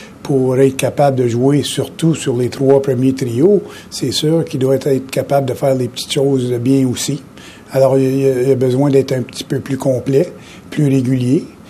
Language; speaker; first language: French; native; French